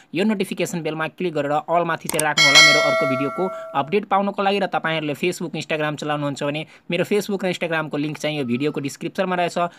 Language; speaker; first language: Nepali; non-native, local second language; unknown